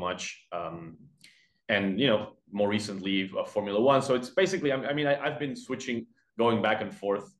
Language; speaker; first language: English; non-native, fluent; Spanish